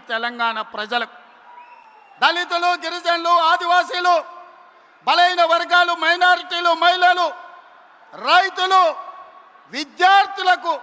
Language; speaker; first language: Telugu; native; Telugu